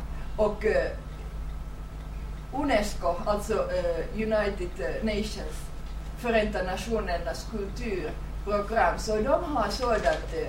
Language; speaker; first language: Swedish; non-native, fluent; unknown